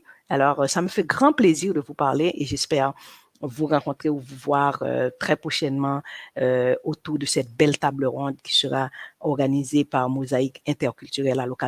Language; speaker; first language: French; non-native, local second language; Haitian Creole